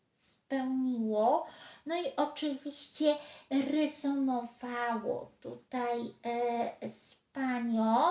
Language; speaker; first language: Polish; native; Polish